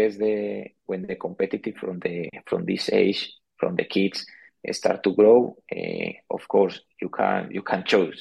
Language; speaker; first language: English; non-native, learner; Spanish